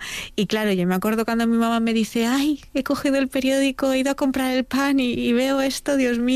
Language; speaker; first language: Spanish; native; Spanish